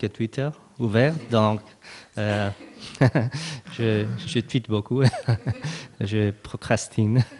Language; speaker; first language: French; non-native, learner; Spanish